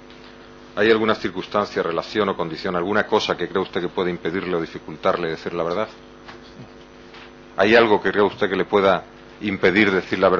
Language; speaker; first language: Spanish; native; Spanish